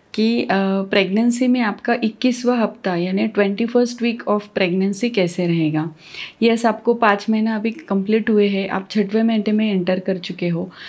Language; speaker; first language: Hindi; non-native, local second language; Marathi